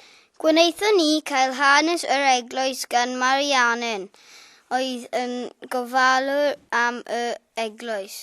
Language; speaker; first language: Welsh; non-native, local second language; English